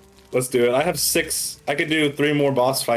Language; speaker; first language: English; native; English